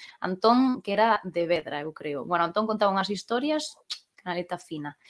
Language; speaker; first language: Galician; non-native, local second language; Spanish